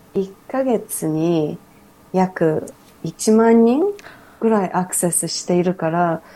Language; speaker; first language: Japanese; early bilingual, heritage; English